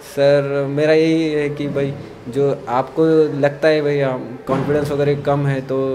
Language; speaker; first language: Hindi; non-native, local second language; Marathi